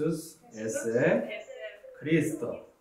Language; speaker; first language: Spanish; non-native, learner; Korean